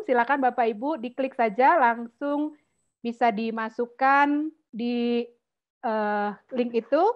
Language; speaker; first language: Indonesian; native; Indonesian